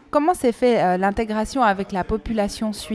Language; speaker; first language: French; native; French